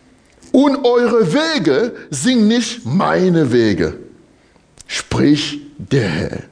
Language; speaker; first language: German; non-native, fluent; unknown